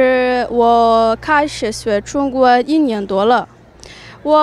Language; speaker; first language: Chinese; non-native, learner; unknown